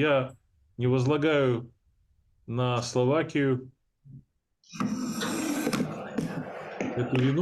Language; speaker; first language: Russian; native; Russian